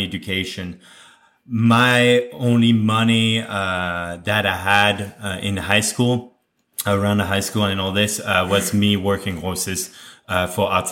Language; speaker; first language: English; non-native, fluent; French